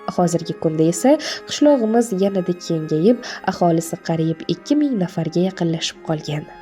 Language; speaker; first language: Uzbek; native; Uzbek